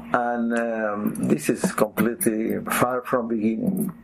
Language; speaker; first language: English; non-native, fluent; Spanish